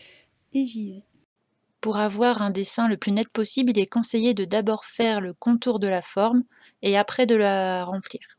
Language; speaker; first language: French; native; French